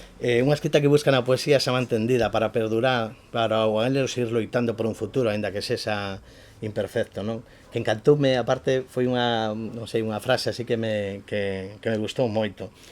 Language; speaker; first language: Galician; native; Galician